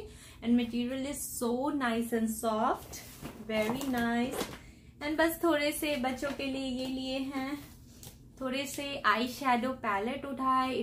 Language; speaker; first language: Hindi; native; Hindi